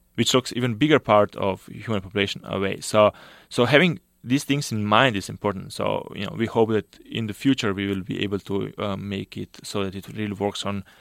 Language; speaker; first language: English; non-native, fluent; Slovenian